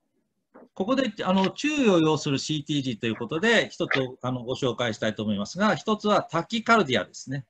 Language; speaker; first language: Japanese; native; Japanese